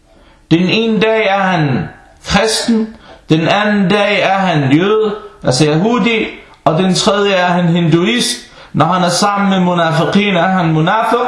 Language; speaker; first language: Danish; non-native, fluent; Arabic